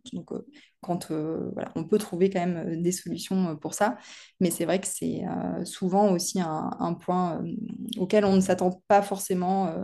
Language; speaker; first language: French; native; French